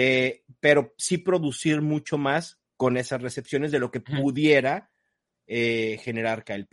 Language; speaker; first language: Spanish; native; Spanish